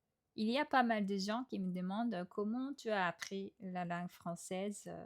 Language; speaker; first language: French; non-native, fluent; Japanese